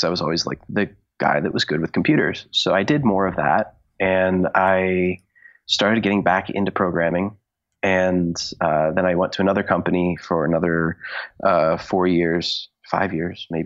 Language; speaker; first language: English; native; English